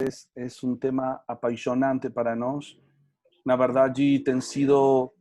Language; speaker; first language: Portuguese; non-native, learner; Spanish